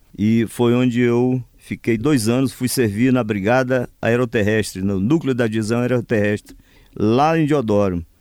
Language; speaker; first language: Portuguese; native; Portuguese